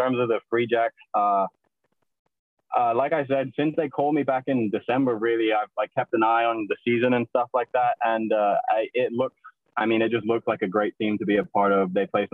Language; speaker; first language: English; native; English